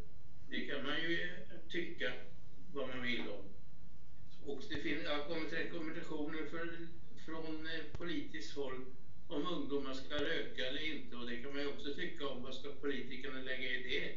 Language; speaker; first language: Swedish; native; Swedish